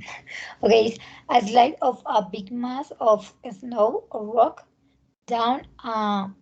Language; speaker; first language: English; non-native, learner; Spanish